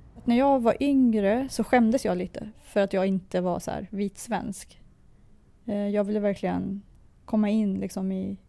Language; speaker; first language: Swedish; early bilingual, other home language; Persian